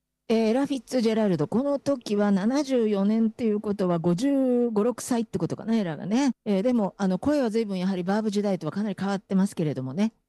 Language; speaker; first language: Japanese; native; Japanese